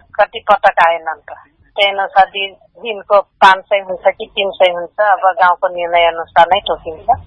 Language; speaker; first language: Nepali; non-native, local second language; Dangaura Tharu